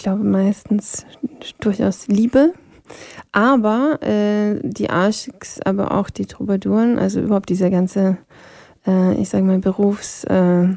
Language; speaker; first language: German; non-native, local second language; Polish